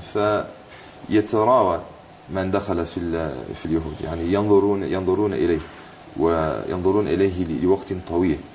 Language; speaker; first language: Arabic; non-native, fluent; English